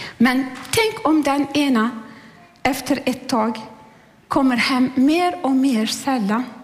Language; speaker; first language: Swedish; non-native, fluent; Turkish